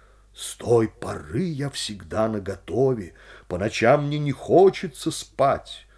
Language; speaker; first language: Russian; native; Russian